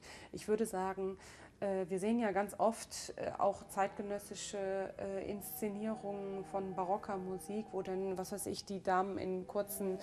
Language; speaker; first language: German; native; German